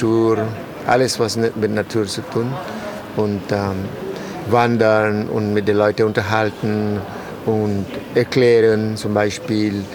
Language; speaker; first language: German; non-native, learner; Spanish